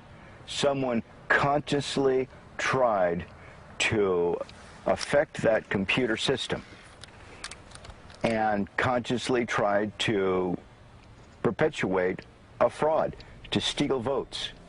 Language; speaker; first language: English; native; English